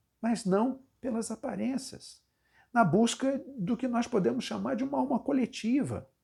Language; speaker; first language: Portuguese; native; Portuguese